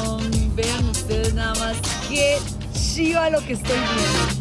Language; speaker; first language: Spanish; native; Spanish